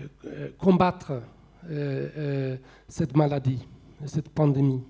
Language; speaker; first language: French; non-native, fluent; Swedish